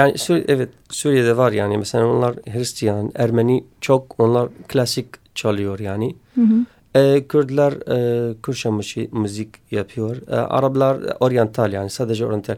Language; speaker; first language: Turkish; non-native, learner; Kurdish